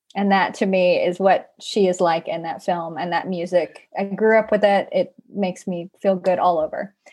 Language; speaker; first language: English; native; English